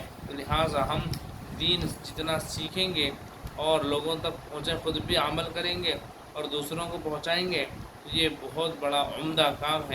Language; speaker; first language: Urdu; native; Urdu